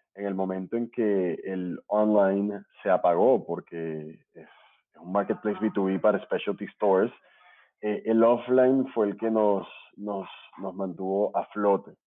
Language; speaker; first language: Spanish; native; Spanish